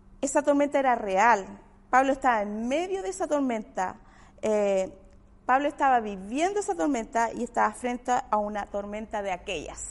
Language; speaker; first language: Spanish; native; Spanish